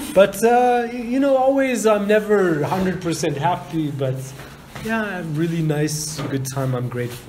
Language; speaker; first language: English; native; English